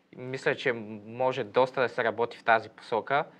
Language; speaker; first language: Bulgarian; native; Bulgarian